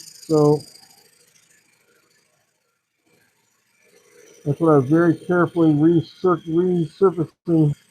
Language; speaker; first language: English; native; English